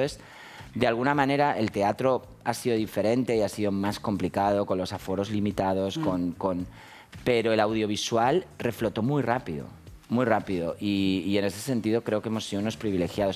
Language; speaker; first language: Spanish; native; Spanish